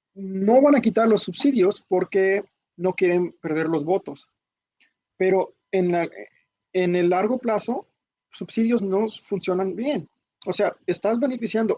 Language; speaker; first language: Spanish; early bilingual, heritage; Spanish